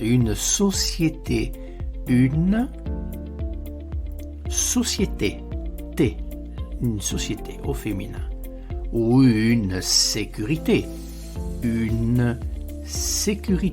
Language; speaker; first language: French; non-native, fluent; Italian